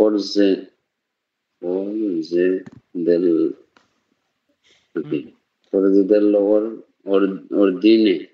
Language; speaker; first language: Italian; non-native, learner; Bangla